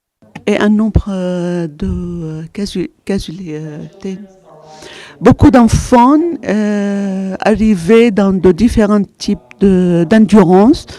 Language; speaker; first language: French; non-native, fluent; Arabic